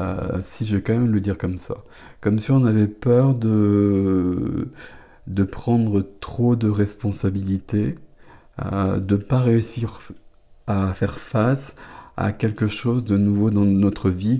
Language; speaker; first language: French; native; French